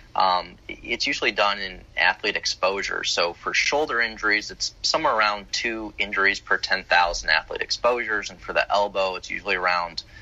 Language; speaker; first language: English; native; English